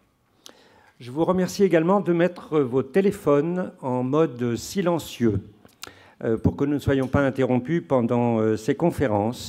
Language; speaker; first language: French; native; French